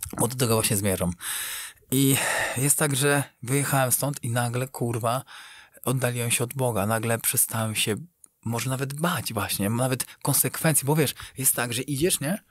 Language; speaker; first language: Polish; native; Polish